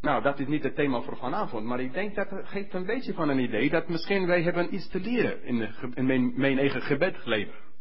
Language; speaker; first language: Dutch; non-native, fluent; English